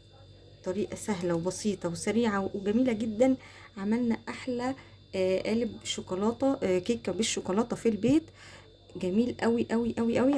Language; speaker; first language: Arabic; native; Arabic